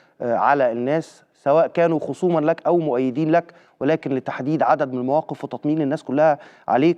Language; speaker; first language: Arabic; native; Arabic